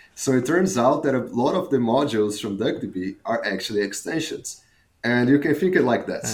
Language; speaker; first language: English; non-native, fluent; Portuguese